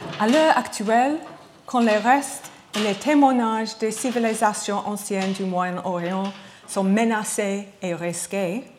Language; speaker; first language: French; non-native, learner; English